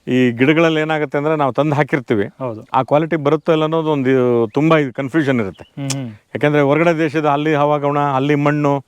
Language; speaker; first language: Kannada; native; Kannada